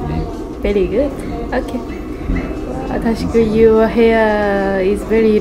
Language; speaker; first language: English; non-native, learner; Japanese